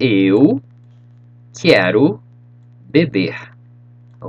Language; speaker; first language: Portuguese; non-native, fluent; English